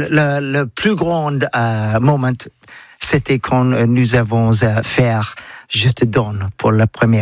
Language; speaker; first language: French; non-native, learner; English